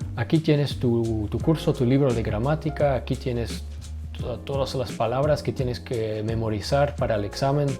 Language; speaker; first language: Spanish; non-native, fluent; Dutch